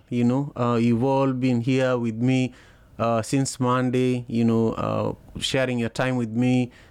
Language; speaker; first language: English; non-native, local second language; Luo (Kenya and Tanzania)